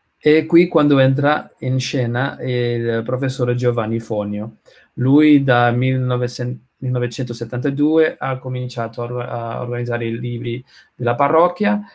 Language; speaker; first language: Italian; non-native, learner; Spanish